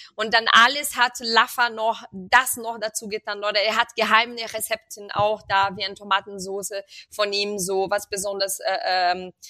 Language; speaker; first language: German; non-native, fluent; Portuguese